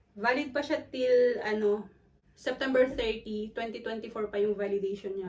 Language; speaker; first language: Filipino; non-native, local second language; Cebuano